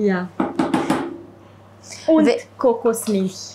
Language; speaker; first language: German; non-native, fluent; Italian